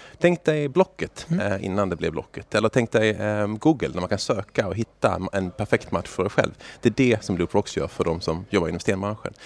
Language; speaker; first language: Swedish; native; Swedish